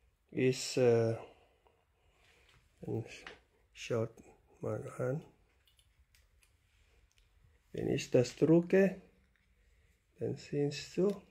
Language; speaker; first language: German; non-native, learner; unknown